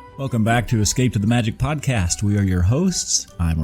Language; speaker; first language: English; native; English